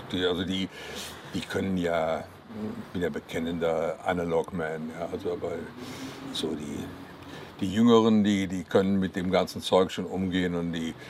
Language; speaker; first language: German; native; German